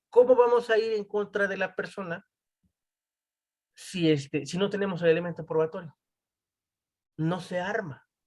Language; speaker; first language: Spanish; native; Spanish